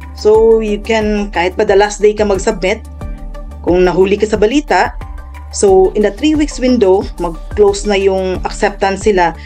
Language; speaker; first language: Filipino; non-native, local second language; Cebuano